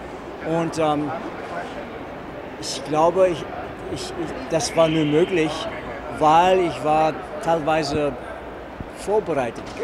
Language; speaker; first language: German; non-native, fluent; English